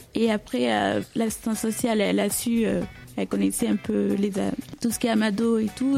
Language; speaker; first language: French; early bilingual, other home language; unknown